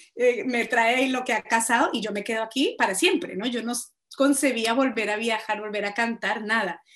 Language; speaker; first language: Spanish; native; Spanish